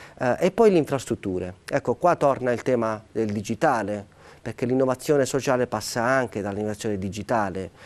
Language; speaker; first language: Italian; native; Italian